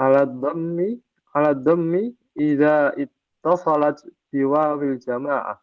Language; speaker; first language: Arabic; non-native, learner; Indonesian